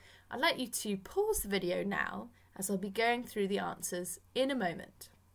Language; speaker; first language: English; native; English